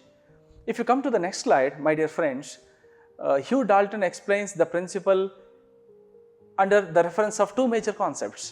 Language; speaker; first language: English; non-native, local second language; Kannada